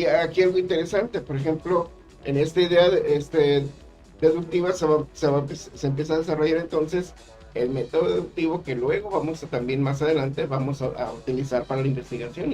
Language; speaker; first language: Spanish; native; Spanish